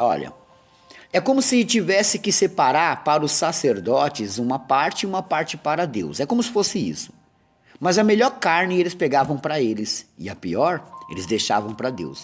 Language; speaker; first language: Portuguese; native; Portuguese